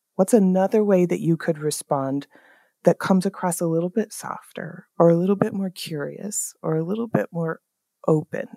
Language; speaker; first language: English; native; English